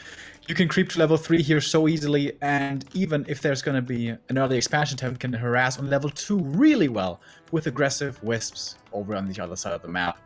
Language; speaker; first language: English; non-native, fluent; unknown